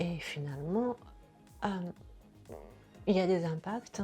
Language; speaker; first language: French; non-native, fluent; Japanese